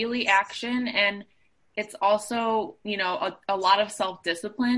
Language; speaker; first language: English; native; English